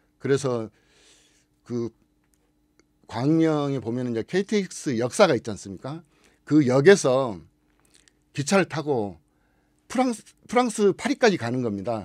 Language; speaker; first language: Korean; native; Korean